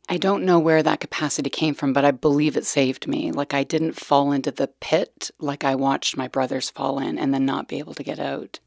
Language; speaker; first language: English; native; English